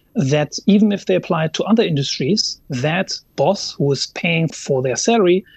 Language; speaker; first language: English; non-native, fluent; German